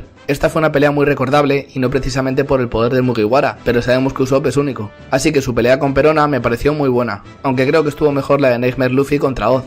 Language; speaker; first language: Spanish; native; Spanish